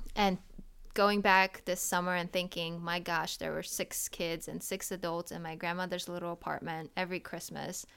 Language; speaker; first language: English; early bilingual, other home language; Polish